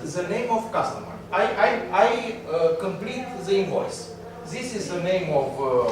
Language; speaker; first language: English; non-native, learner; Romanian